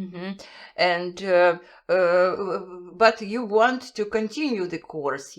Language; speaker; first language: English; non-native, fluent; Russian